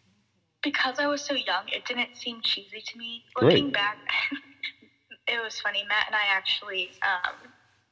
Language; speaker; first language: English; native; English